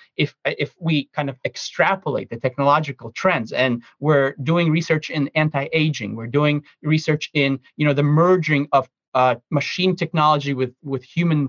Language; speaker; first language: English; early bilingual, other home language; Russian